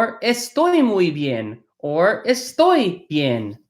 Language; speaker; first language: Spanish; non-native, fluent; English